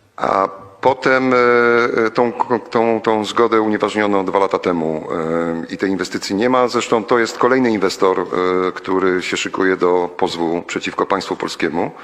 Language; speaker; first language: Polish; native; Polish